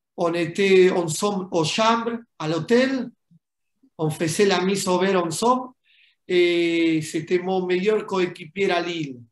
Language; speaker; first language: French; non-native, fluent; Spanish